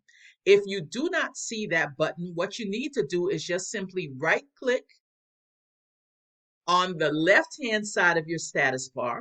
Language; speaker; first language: English; native; English